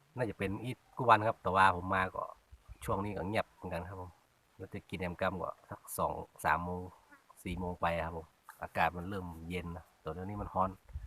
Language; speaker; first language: Thai; native; Thai